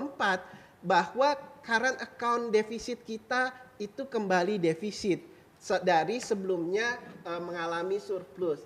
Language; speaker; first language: Indonesian; native; Indonesian